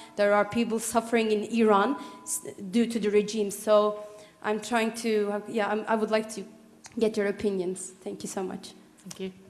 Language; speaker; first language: English; non-native, fluent; Turkish